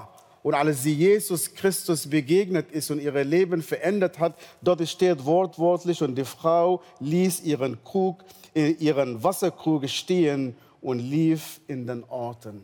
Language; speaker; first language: German; non-native, fluent; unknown